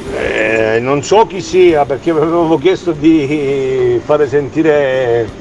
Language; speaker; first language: Italian; native; Italian